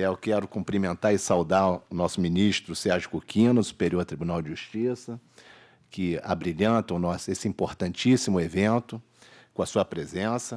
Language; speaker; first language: Portuguese; native; Portuguese